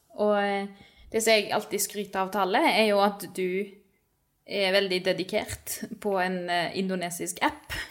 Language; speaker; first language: Norwegian; native; Norwegian